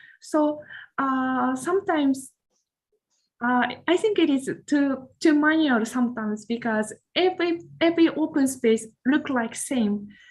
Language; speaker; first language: English; non-native, learner; Japanese